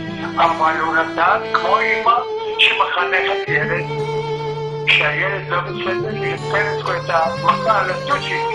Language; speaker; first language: Hebrew; early bilingual, other home language; Arabic